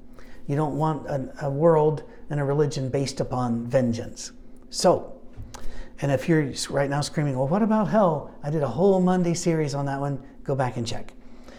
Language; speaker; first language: English; native; English